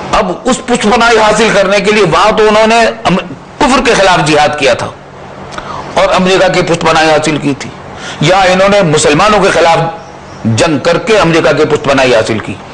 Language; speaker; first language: Urdu; native; Urdu